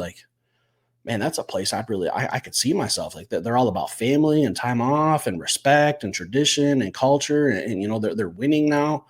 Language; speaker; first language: English; native; English